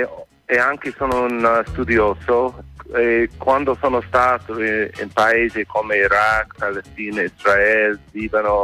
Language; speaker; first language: Italian; non-native, fluent; English